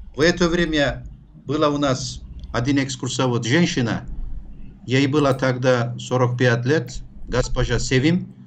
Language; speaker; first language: Russian; non-native, fluent; Turkish